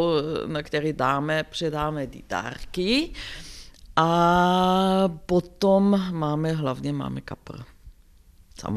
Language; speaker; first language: Czech; non-native, fluent; German